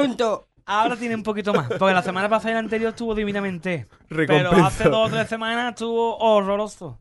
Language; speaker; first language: Spanish; native; Spanish